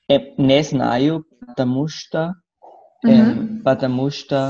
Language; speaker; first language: Russian; non-native, learner; French